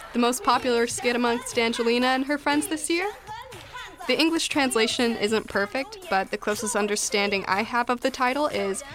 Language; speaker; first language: English; native; English